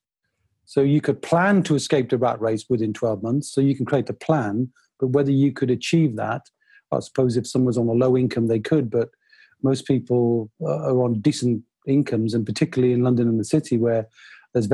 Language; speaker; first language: English; native; English